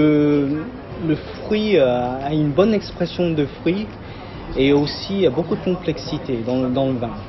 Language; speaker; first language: French; non-native, fluent; Cantonese